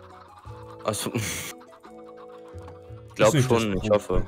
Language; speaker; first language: German; native; German